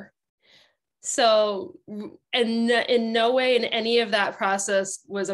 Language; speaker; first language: English; native; English